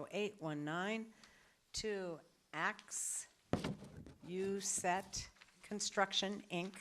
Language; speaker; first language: English; native; English